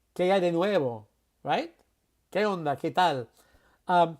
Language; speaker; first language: Spanish; non-native, learner; English